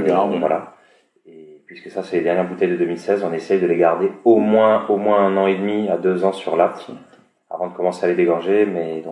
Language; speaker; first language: French; native; French